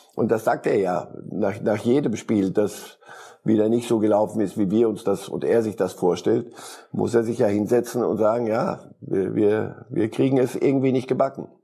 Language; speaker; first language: German; early bilingual, other home language; Polish